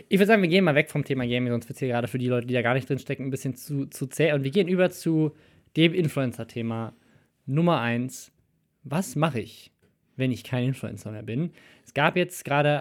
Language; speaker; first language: German; native; German